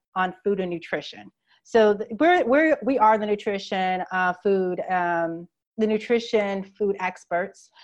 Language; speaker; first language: English; native; English